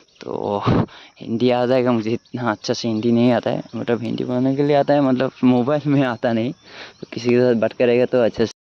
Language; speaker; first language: Hindi; non-native, local second language; Assamese